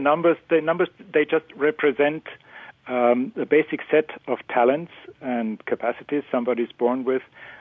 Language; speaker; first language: English; non-native, fluent; German